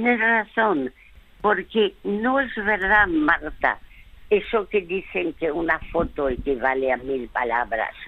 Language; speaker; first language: Spanish; early bilingual, other home language; French